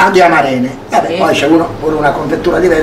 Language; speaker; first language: Italian; native; Italian